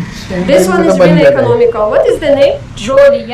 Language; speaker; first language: English; non-native, fluent; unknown